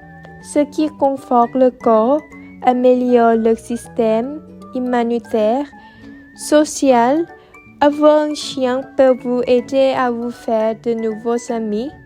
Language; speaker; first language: French; non-native, learner; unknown